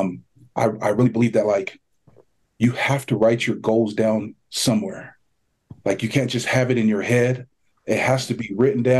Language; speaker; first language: English; native; English